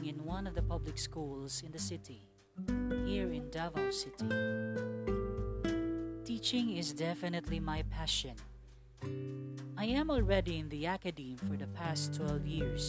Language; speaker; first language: English; non-native, local second language; Cebuano